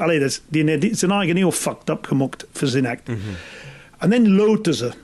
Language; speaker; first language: Dutch; non-native, fluent; English